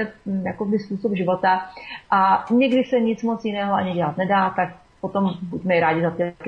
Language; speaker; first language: Czech; native; Czech